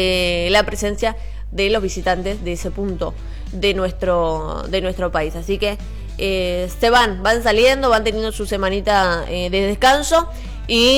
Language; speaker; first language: Spanish; native; Spanish